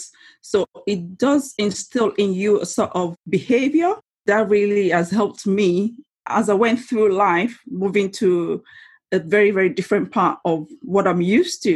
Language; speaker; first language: English; non-native, local second language; Yoruba